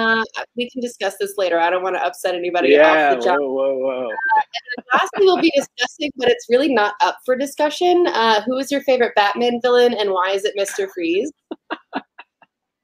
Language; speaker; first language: English; native; English